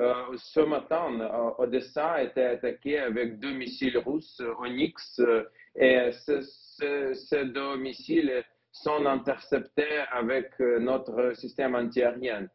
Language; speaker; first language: French; non-native, learner; Ukrainian